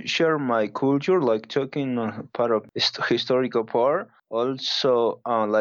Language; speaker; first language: English; non-native, learner; Spanish